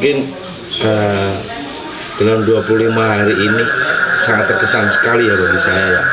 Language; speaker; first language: Indonesian; non-native, local second language; Javanese